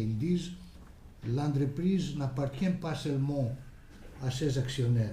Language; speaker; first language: French; non-native, fluent; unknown